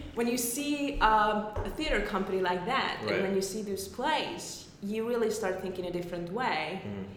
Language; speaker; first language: English; non-native, fluent; Hungarian